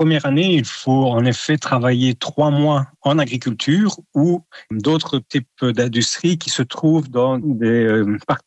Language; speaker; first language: French; native; French